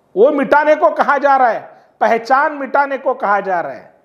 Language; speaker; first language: Hindi; non-native, local second language; Marathi